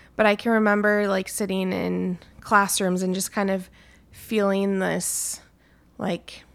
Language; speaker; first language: English; native; English